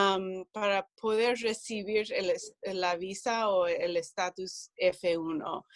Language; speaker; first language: Spanish; non-native, fluent; English